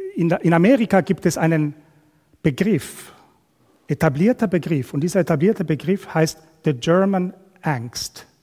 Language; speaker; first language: German; non-native, fluent; Spanish